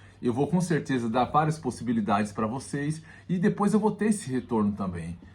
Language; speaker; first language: Portuguese; native; Portuguese